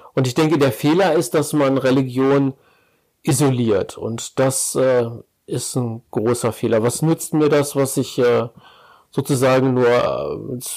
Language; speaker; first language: German; native; German